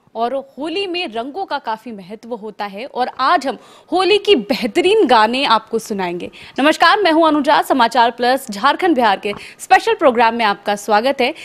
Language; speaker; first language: Hindi; native; Hindi